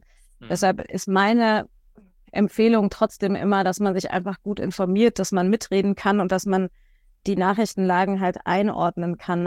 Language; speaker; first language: German; native; German